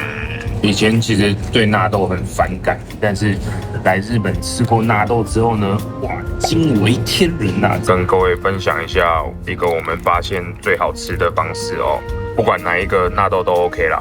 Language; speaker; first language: Chinese; native; Chinese